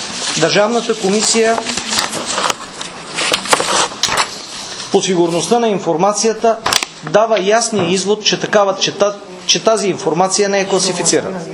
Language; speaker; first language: Bulgarian; native; Bulgarian